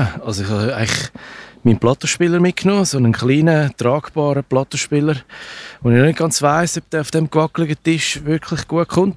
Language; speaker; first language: German; native; German